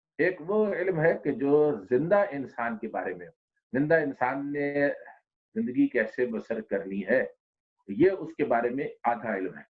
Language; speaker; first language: Urdu; non-native, local second language; Punjabi